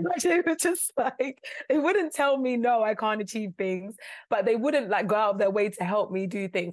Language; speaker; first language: English; native; English